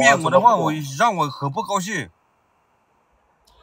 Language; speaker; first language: Chinese; native; Chinese